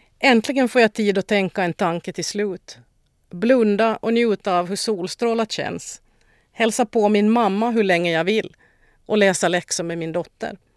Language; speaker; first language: Swedish; native; Swedish